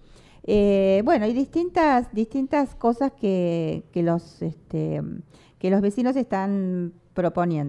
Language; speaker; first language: Spanish; native; Spanish